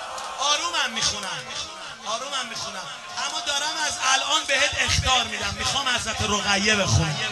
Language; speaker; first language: Persian; native; Persian